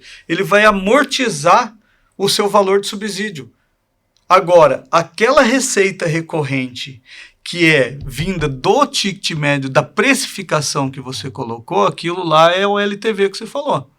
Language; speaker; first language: Portuguese; native; Portuguese